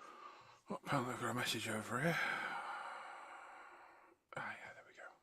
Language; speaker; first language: English; native; English